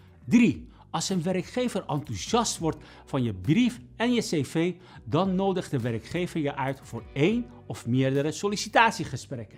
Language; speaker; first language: Dutch; non-native, fluent; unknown